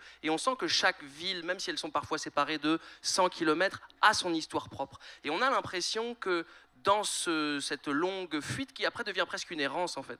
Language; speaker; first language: French; native; French